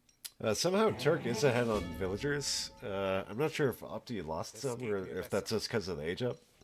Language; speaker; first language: English; native; English